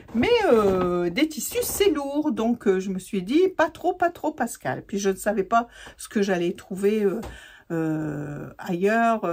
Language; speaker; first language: French; native; French